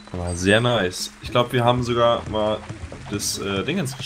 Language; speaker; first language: German; native; German